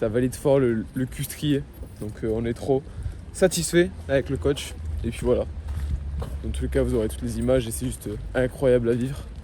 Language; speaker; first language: French; native; French